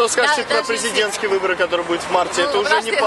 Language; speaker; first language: Russian; native; Russian